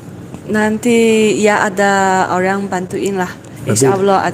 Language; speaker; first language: Indonesian; non-native, learner; Chinese